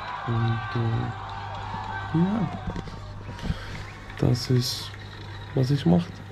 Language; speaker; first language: German; non-native, learner; Danish